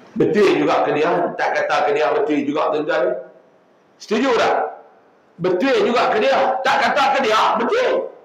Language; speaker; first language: Malay; native; Malay